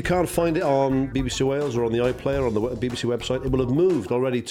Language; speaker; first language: English; native; English